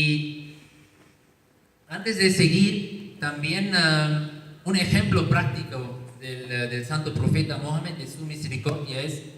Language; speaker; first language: Spanish; non-native, learner; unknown